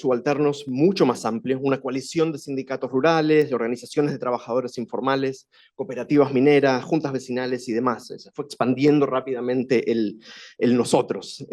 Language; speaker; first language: Spanish; native; Spanish